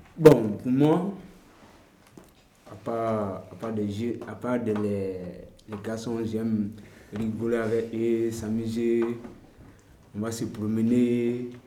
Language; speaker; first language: French; non-native, learner; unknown